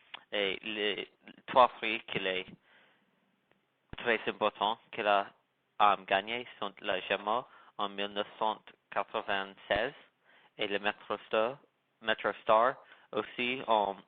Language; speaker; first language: French; non-native, learner; English